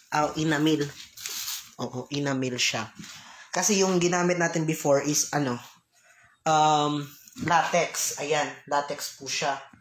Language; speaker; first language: Filipino; non-native, local second language; Cebuano